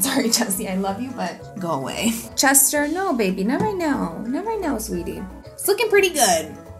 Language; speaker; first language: English; early bilingual, other home language; Spanish